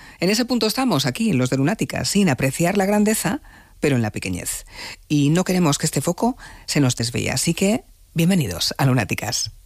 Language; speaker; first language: Spanish; native; Spanish